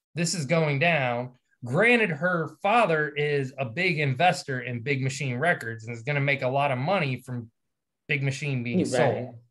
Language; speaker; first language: English; native; English